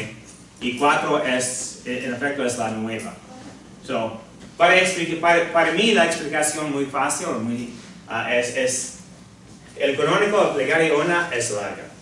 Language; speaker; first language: Spanish; non-native, fluent; English